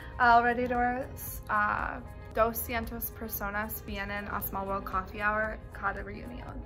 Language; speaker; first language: Spanish; non-native, learner; English